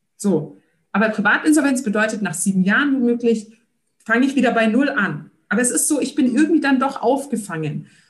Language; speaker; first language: German; early bilingual, other home language; Turkish